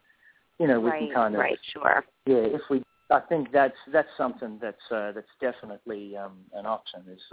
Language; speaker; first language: English; native; English